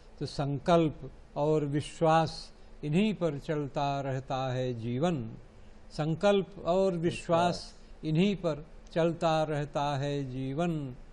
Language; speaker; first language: Hindi; native; Hindi